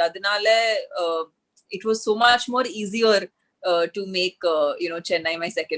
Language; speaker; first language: Tamil; non-native, local second language; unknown